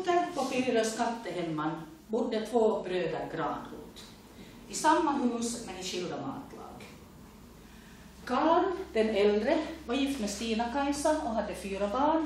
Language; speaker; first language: Swedish; native; Swedish